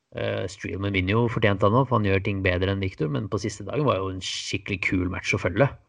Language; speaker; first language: Norwegian; native; Norwegian